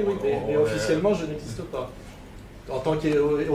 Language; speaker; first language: French; native; French